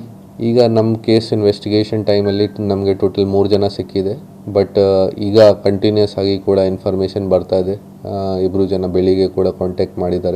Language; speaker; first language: Kannada; non-native, local second language; Hindi